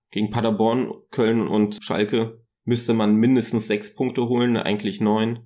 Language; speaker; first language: German; native; German